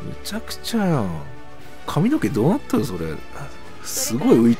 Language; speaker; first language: Japanese; native; Japanese